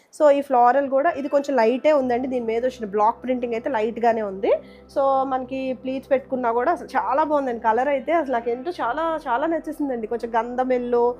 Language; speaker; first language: Telugu; native; Telugu